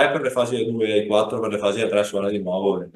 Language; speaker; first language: Italian; native; Italian